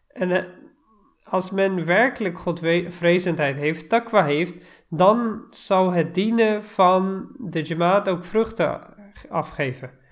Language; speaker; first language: Dutch; non-native, fluent; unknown